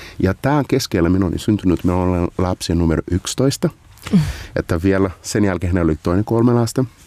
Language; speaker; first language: Finnish; non-native, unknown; Portuguese